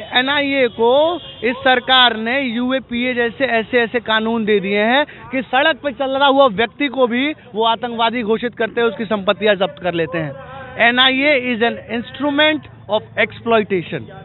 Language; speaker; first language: Hindi; native; Hindi